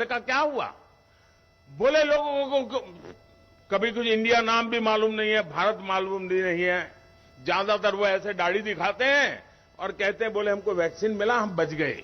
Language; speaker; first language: Hindi; non-native, local second language; Gujarati